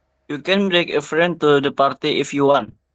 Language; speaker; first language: English; non-native, learner; Indonesian